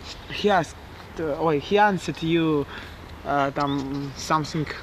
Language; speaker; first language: English; non-native, learner; Russian